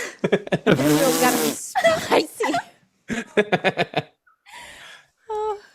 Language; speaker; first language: English; native; English